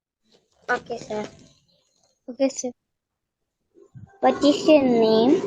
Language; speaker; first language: English; non-native, learner; Tamil